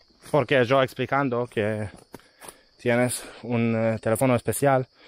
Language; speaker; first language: Spanish; non-native, learner; Hebrew